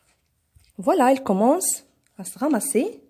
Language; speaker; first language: French; non-native, local second language; Arabic